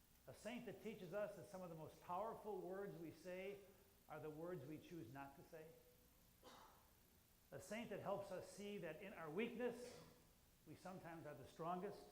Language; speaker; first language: English; native; English